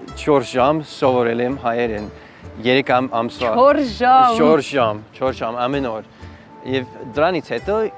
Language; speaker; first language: Armenian; non-native, learner; English